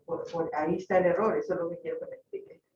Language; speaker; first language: Spanish; native; Spanish